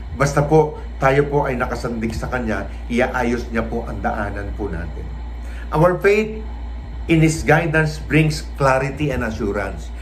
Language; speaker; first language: Filipino; non-native, local second language; Cebuano